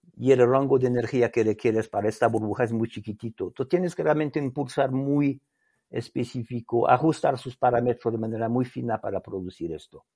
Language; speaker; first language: Spanish; non-native, fluent; French